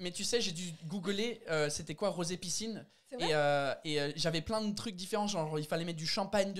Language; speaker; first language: French; non-native, fluent; English